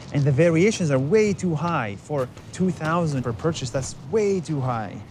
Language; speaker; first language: English; non-native, fluent; Arabic